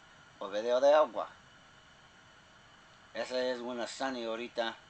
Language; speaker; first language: Spanish; early bilingual, heritage; Spanish